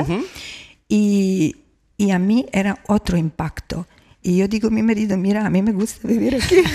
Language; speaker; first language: Spanish; non-native, fluent; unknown